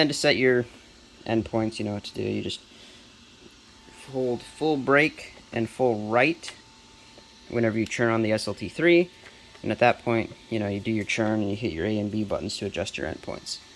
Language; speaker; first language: English; native; English